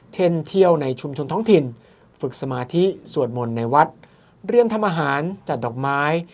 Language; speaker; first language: Thai; native; Thai